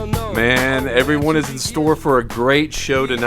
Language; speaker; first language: English; native; English